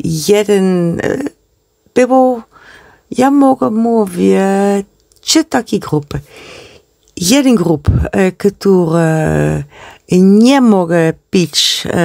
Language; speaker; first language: Polish; non-native, learner; Dutch